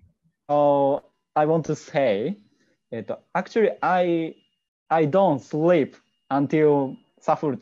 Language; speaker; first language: English; non-native, learner; Japanese